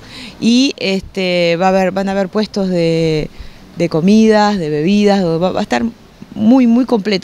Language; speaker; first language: Spanish; native; Spanish